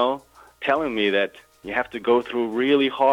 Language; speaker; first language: English; non-native, fluent; German